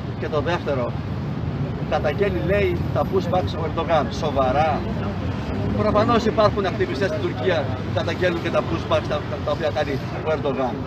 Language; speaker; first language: Greek; native; Greek